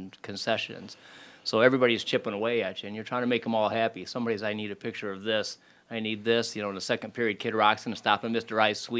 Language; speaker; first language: English; native; English